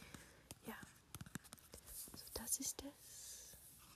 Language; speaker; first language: German; non-native, learner; English